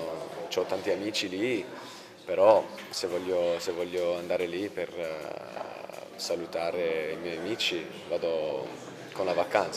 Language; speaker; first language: Italian; non-native, fluent; English